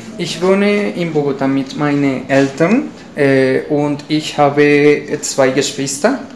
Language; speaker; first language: German; non-native, learner; Spanish